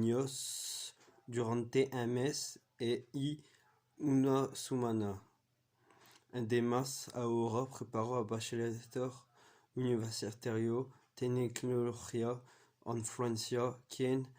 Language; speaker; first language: Spanish; non-native, learner; French